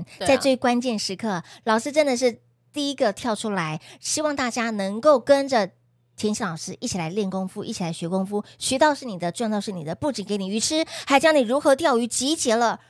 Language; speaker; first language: Chinese; native; Chinese